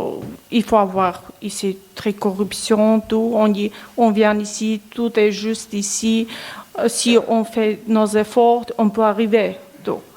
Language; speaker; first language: French; non-native, learner; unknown